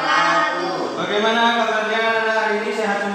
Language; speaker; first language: Indonesian; native; Indonesian